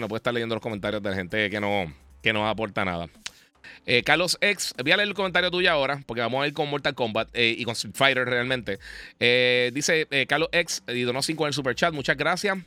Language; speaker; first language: Spanish; native; Spanish